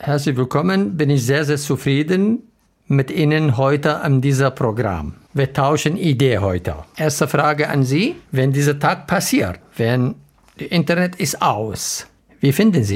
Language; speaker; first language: German; non-native, learner; Arabic